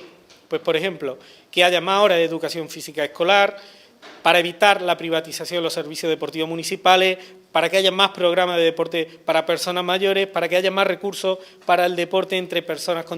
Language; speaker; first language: Spanish; native; Spanish